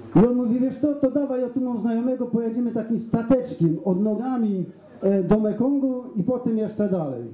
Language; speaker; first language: Polish; native; Polish